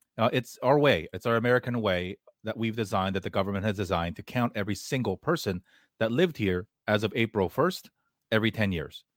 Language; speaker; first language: English; early bilingual, other home language; Korean